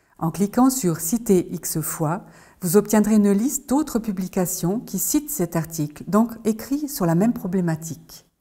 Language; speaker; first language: French; native; French